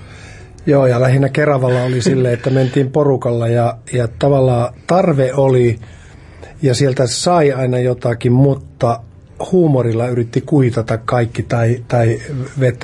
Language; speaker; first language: Finnish; native; Finnish